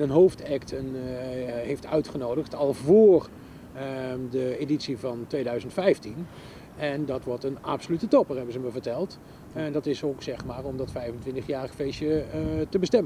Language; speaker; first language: Dutch; native; Dutch